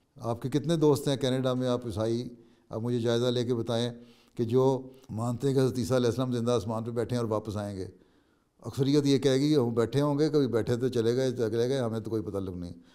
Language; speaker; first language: Urdu; native; Urdu